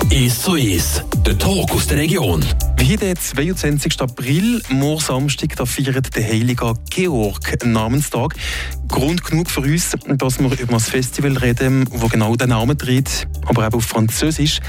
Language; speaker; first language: German; native; German